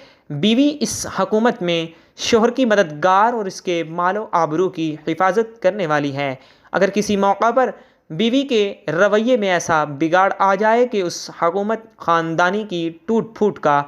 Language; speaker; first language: Urdu; native; Urdu